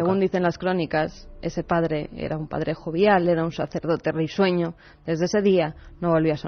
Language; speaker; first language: Spanish; native; Spanish